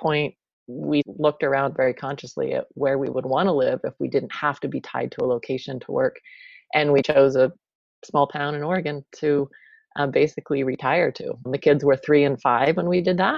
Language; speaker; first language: English; native; English